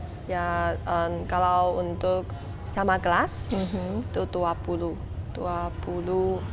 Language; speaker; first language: Indonesian; non-native, learner; Chinese